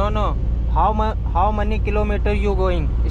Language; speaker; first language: English; non-native, learner; Hindi